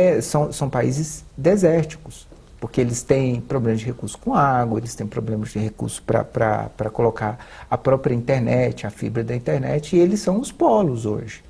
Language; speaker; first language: Portuguese; native; Portuguese